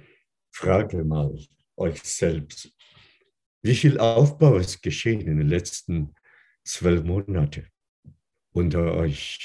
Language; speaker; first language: German; non-native, fluent; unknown